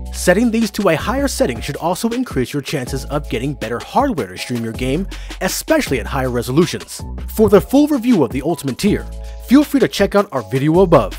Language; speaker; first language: English; native; English